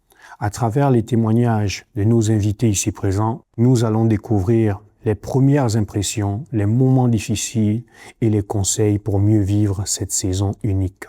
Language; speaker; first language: French; native; French